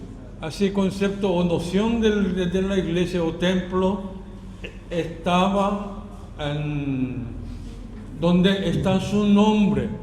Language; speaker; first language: Spanish; non-native, learner; Korean